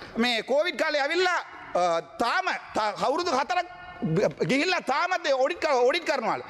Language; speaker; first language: Sinhala; non-native, local second language; Tamil